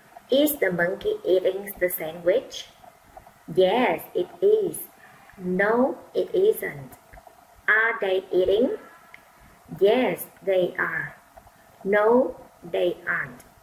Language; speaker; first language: English; non-native, fluent; Vietnamese